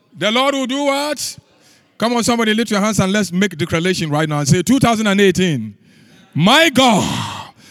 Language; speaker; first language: English; non-native, local second language; Akan